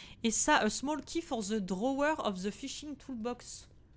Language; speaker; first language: English; non-native, learner; French